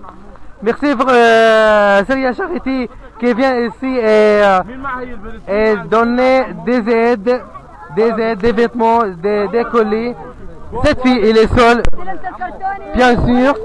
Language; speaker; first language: French; non-native, fluent; Arabic